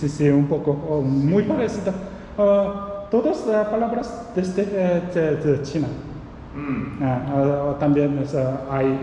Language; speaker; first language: Spanish; non-native, learner; Korean